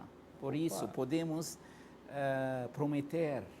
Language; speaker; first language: Portuguese; non-native, fluent; Arabic